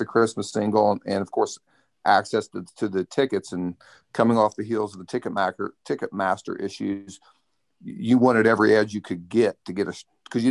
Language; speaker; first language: English; native; English